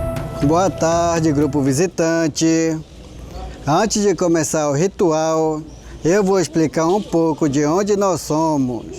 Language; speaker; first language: Portuguese; non-native, local second language; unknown